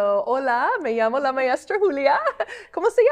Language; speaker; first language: Spanish; non-native, fluent; English